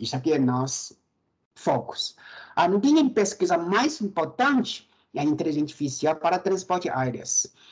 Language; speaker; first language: Portuguese; non-native, fluent; Chinese